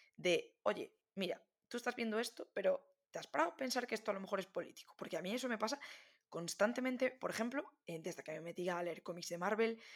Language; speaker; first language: Spanish; native; Spanish